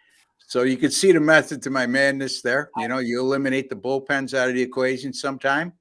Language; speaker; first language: English; native; English